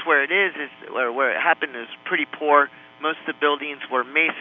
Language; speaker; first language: English; non-native, fluent; Spanish